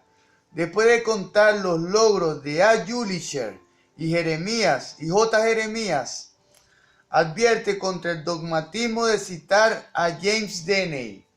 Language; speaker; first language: Spanish; native; Spanish